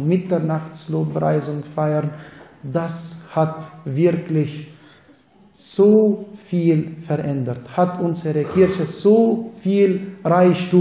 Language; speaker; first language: German; non-native, fluent; Arabic